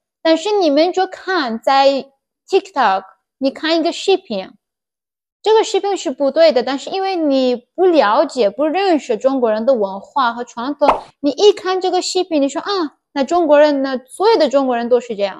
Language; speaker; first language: Chinese; non-native, fluent; Persian